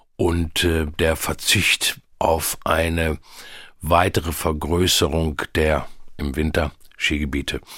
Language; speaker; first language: German; native; German